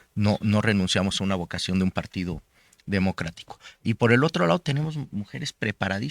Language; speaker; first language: Spanish; native; Spanish